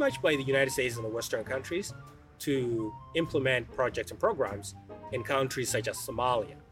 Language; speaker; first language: English; non-native, fluent; Somali